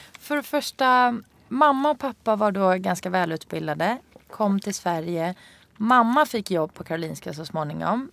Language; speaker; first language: Swedish; early bilingual, other home language; Persian